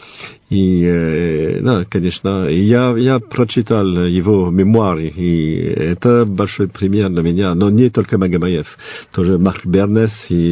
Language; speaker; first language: Russian; non-native, fluent; French